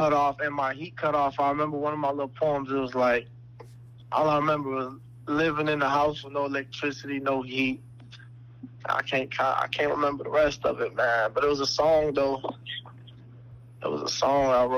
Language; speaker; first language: English; native; English